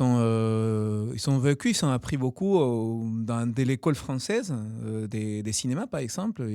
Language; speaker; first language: French; non-native, fluent; Spanish